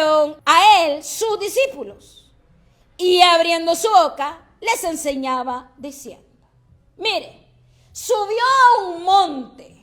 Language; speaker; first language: Spanish; native; Spanish